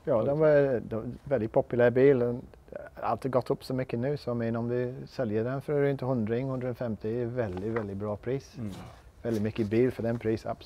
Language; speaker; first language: Swedish; non-native, learner; English